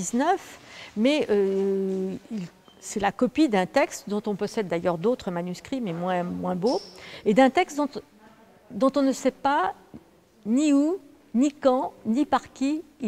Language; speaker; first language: French; native; French